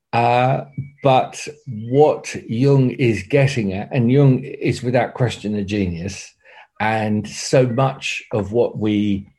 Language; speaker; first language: English; native; English